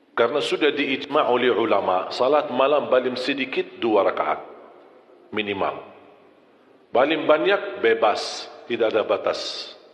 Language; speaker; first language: Malay; non-native, fluent; Arabic